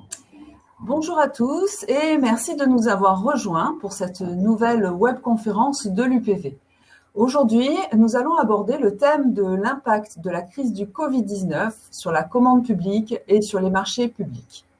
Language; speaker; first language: French; native; French